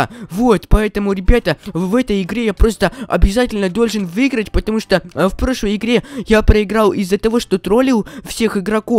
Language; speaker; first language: Russian; native; Russian